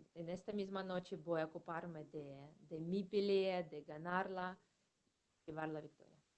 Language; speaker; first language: Spanish; non-native, fluent; Russian